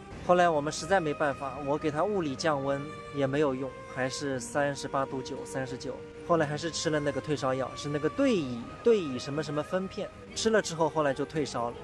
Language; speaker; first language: Chinese; non-native, local second language; Wu Chinese